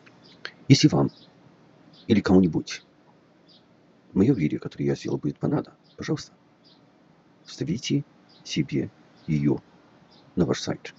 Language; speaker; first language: Russian; non-native, learner; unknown